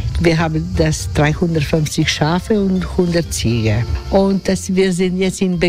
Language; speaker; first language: German; non-native, learner; Croatian